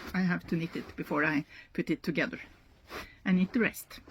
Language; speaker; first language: English; non-native, learner; Norwegian